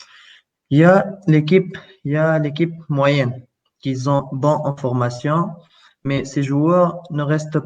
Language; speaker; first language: French; non-native, local second language; Arabic